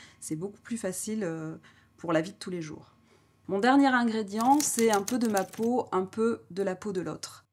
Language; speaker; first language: French; native; French